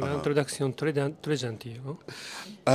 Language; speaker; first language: French; non-native, learner; Japanese